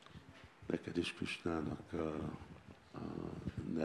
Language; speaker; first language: Hungarian; non-native, learner; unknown